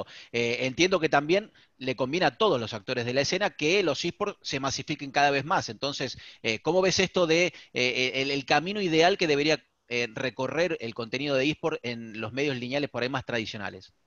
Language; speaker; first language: Spanish; native; Spanish